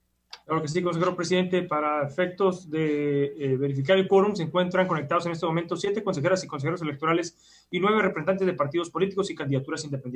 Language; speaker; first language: Spanish; native; Spanish